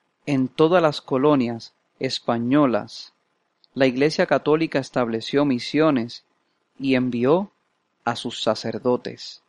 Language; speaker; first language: Spanish; non-native, fluent; English